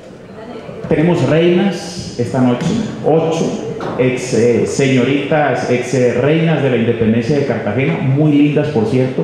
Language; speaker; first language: Spanish; native; Spanish